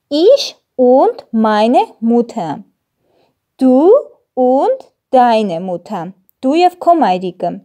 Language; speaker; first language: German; non-native, fluent; Armenian